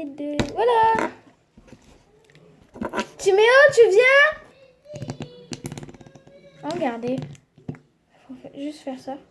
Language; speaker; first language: French; native; French